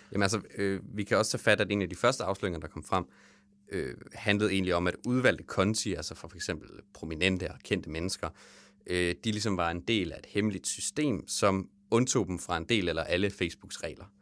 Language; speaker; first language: Danish; native; Danish